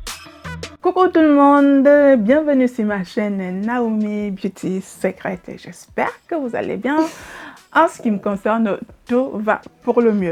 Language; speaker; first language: French; native; French